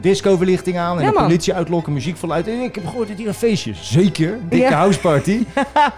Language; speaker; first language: Dutch; native; Dutch